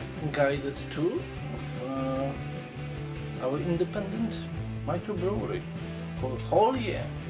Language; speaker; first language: English; non-native, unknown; Polish